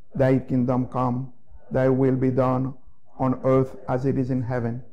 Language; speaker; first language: English; non-native, fluent; Haitian Creole